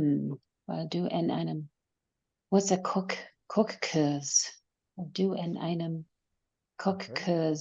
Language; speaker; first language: German; non-native, learner; English